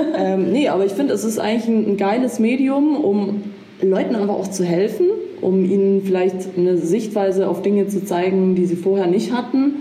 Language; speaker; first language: German; early bilingual, other home language; Croatian